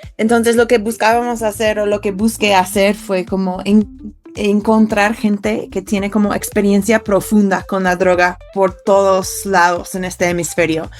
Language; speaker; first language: Spanish; non-native, fluent; English